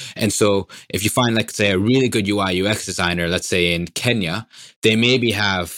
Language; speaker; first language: English; non-native, local second language; Swahili